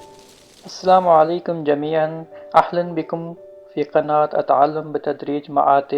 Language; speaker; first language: Arabic; non-native, learner; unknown